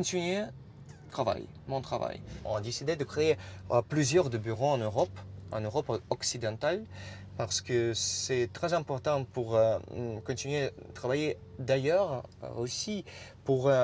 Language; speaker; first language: French; non-native, fluent; Russian